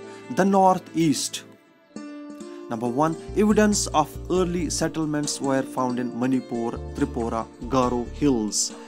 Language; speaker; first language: English; non-native, local second language; Kashmiri